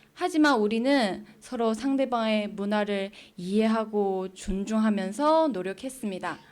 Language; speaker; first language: Korean; non-native, fluent; Chinese